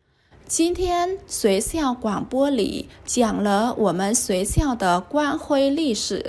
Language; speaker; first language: Chinese; non-native, learner; Vietnamese